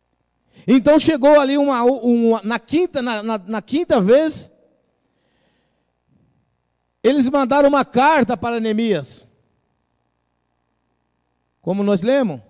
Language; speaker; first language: Portuguese; native; Portuguese